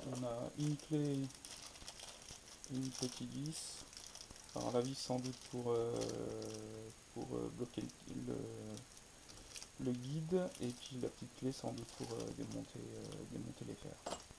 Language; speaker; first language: French; native; French